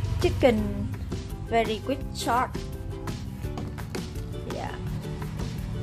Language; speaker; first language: English; non-native, learner; Vietnamese